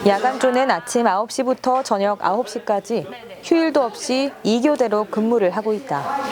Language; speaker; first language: Korean; native; Korean